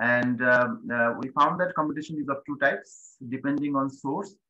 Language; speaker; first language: English; non-native, local second language; Bangla